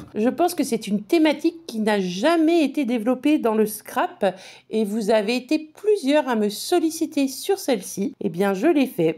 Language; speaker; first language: French; native; French